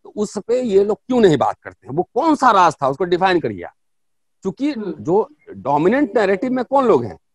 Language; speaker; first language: Hindi; native; Hindi